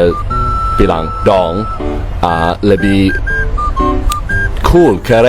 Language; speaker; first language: Indonesian; non-native, learner; English